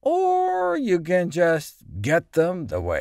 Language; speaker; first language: English; native; English